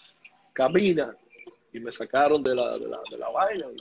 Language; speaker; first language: Spanish; native; Spanish